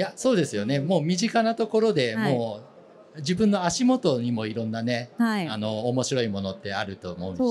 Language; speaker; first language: Japanese; native; Japanese